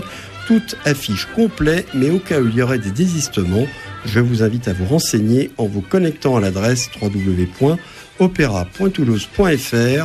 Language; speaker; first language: French; native; French